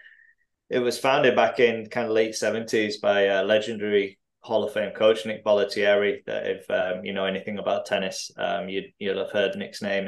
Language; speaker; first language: English; native; English